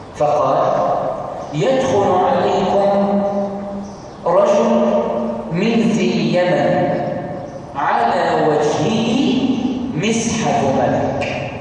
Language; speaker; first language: Arabic; native; Arabic